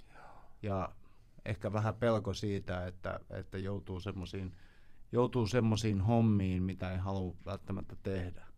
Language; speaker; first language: Finnish; native; Finnish